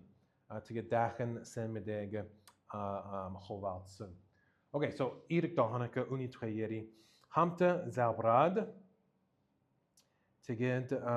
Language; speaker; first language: Mongolian; early bilingual, heritage; Mongolian